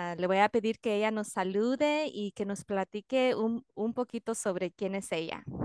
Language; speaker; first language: Spanish; early bilingual, heritage; Spanish